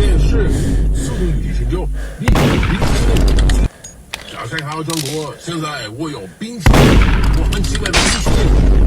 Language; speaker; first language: Chinese; non-native, learner; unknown